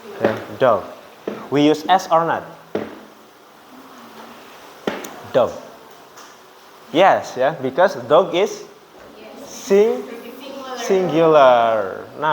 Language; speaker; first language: English; non-native, fluent; Indonesian